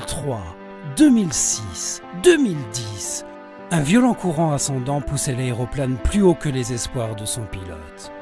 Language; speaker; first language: French; native; French